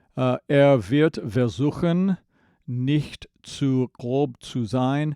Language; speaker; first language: German; non-native, learner; English